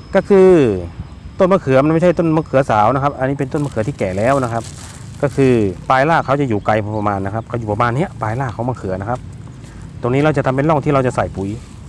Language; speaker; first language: Thai; non-native, local second language; Northeastern Thai